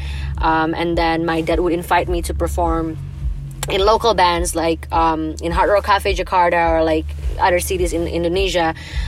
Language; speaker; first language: English; non-native, fluent; Indonesian